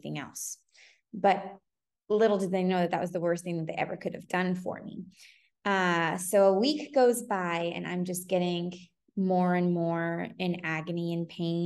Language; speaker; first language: English; native; English